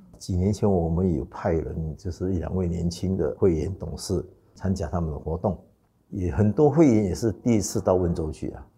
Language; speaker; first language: Chinese; non-native, local second language; Wu Chinese